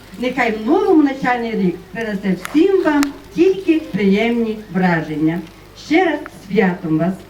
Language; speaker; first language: Ukrainian; native; Ukrainian